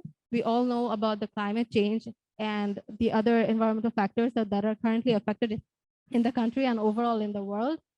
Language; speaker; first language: English; non-native, local second language; Bangla